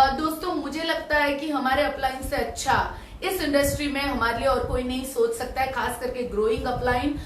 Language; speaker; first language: Hindi; non-native, local second language; Gujarati